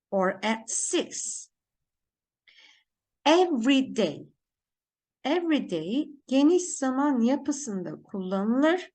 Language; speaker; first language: Turkish; native; Turkish